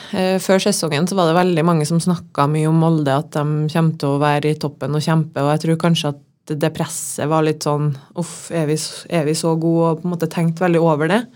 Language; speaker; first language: Norwegian; native; Norwegian